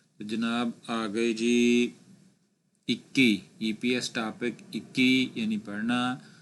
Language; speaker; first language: Urdu; non-native, local second language; Punjabi